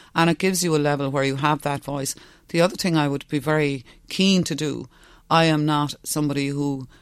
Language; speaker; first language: English; non-native, local second language; Irish